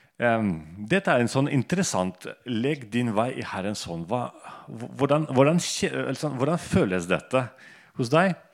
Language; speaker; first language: Norwegian; non-native, fluent; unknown